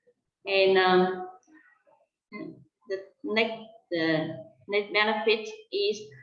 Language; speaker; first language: English; non-native, fluent; Vietnamese